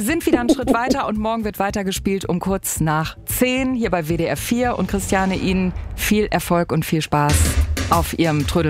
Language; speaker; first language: German; native; German